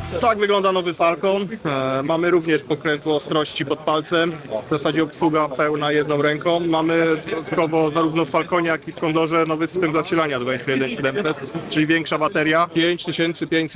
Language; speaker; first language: Polish; native; Polish